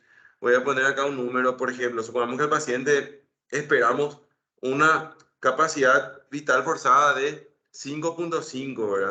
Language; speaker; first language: Spanish; native; Spanish